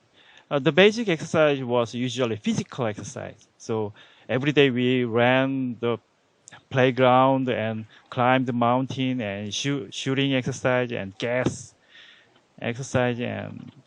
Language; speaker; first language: English; non-native, learner; Korean